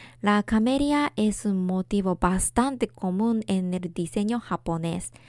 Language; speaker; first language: Spanish; non-native, fluent; Japanese